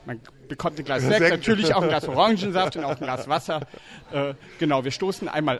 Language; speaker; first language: German; native; German